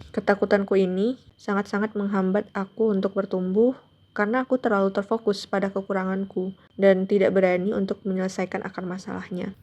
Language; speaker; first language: Indonesian; non-native, local second language; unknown